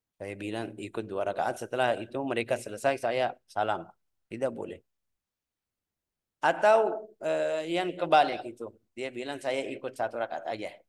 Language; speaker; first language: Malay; non-native, fluent; Arabic